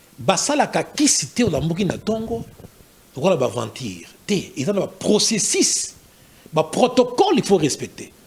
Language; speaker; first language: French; non-native, local second language; Lingala